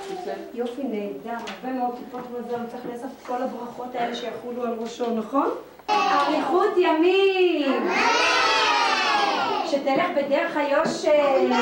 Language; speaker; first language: Hebrew; native; Hebrew